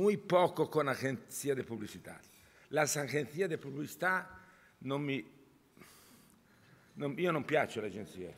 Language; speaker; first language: Spanish; non-native, learner; Italian